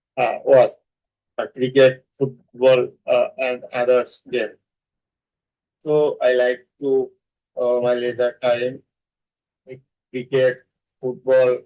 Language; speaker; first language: English; non-native, learner; Bangla